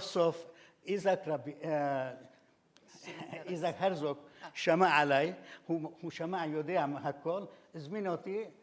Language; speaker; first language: Hebrew; non-native, fluent; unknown